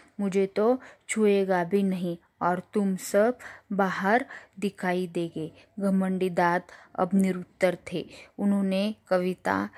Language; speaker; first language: Hindi; non-native, local second language; Marathi